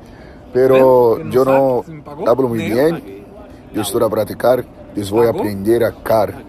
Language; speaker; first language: Spanish; non-native, learner; Portuguese